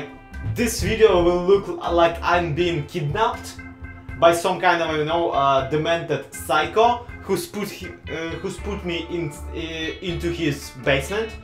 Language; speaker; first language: English; non-native, fluent; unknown